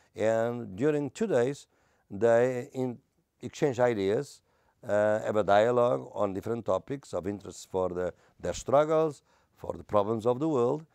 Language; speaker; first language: English; non-native, fluent; Portuguese